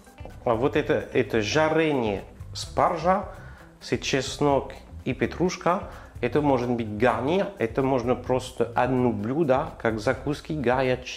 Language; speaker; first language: Russian; non-native, learner; French